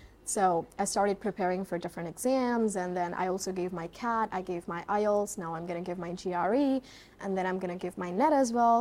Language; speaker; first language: English; non-native, local second language; Haryanvi